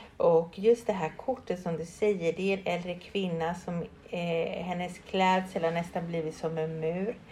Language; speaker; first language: Swedish; early bilingual, other home language; Spanish